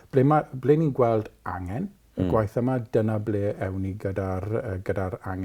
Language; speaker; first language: Welsh; non-native, local second language; English